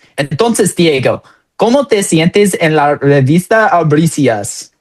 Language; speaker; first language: Spanish; non-native, learner; English